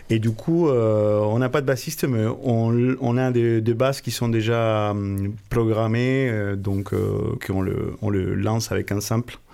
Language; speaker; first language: French; non-native, fluent; Spanish